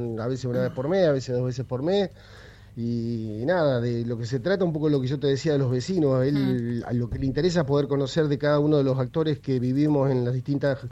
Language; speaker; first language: Spanish; native; Spanish